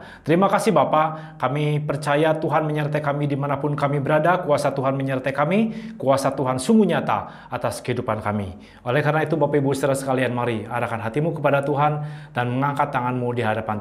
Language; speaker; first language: Indonesian; native; Indonesian